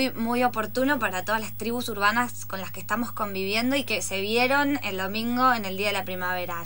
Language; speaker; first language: Spanish; native; Spanish